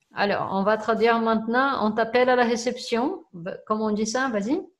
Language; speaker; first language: French; non-native, fluent; Portuguese